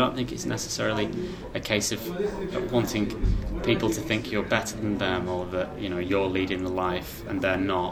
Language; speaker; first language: English; native; English